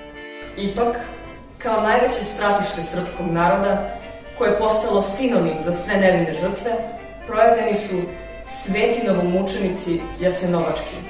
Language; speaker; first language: Serbian; native; Serbian